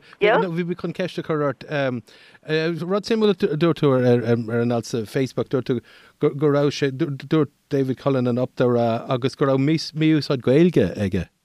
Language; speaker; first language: Irish; non-native, local second language; English